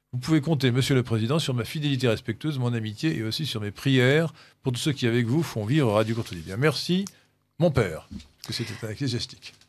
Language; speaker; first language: French; native; French